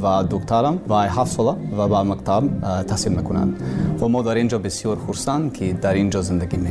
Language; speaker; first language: Persian; non-native, learner; English